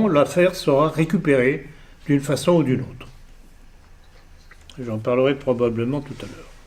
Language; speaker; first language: French; native; French